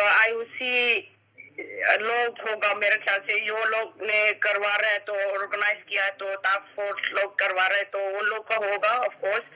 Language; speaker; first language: Hindi; non-native, local second language; Manipuri